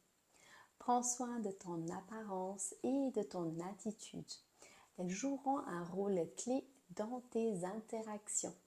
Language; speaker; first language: French; native; French